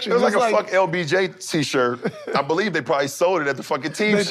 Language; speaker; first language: English; native; English